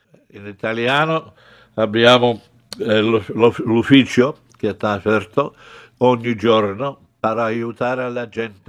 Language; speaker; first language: Italian; non-native, fluent; English